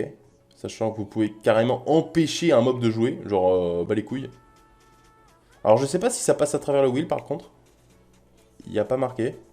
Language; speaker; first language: French; native; French